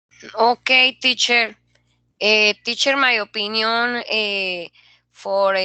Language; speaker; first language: English; non-native, learner; Spanish